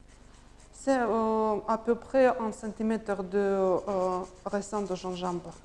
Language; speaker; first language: French; non-native, learner; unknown